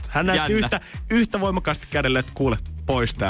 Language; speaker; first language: Finnish; native; Finnish